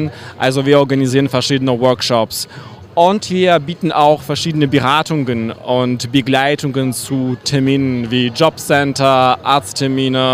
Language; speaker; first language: German; non-native, fluent; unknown